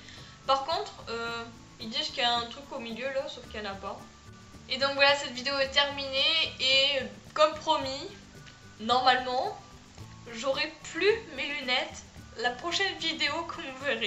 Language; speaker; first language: French; native; French